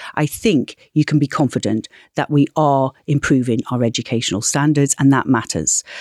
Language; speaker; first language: English; native; English